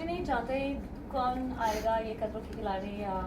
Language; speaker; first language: Hindi; non-native, learner; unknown